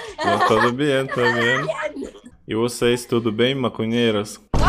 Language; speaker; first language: Portuguese; non-native, learner; Russian